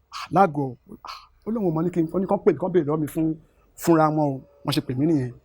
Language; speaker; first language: Yoruba; native; Yoruba